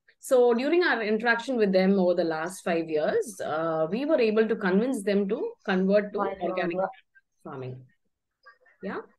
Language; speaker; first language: English; non-native, local second language; Tamil